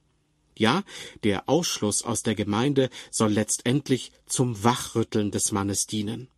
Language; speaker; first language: German; native; German